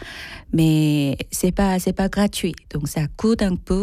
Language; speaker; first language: French; non-native, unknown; Korean